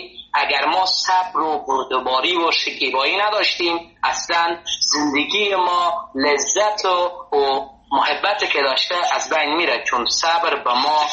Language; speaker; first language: Persian; native; Persian